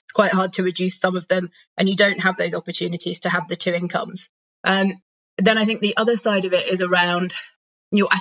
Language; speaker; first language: English; native; English